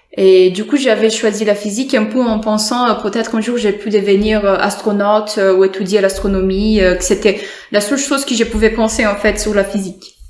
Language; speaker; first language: French; non-native, fluent; Portuguese